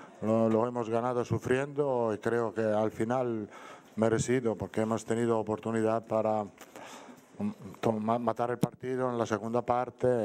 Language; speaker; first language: Spanish; non-native, fluent; Italian